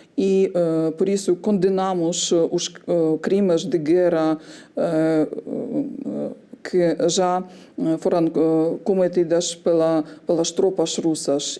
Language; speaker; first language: Portuguese; non-native, fluent; Ukrainian